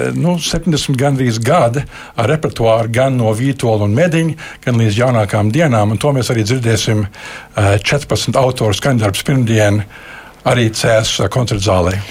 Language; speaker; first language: Latvian; early bilingual, heritage; Latvian